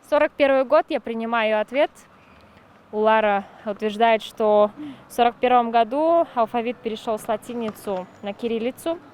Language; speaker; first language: Russian; native; Russian